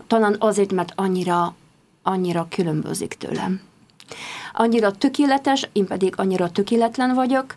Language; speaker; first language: Hungarian; non-native, fluent; Polish